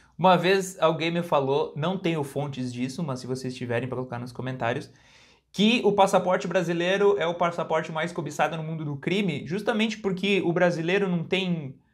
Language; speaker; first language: Portuguese; native; Portuguese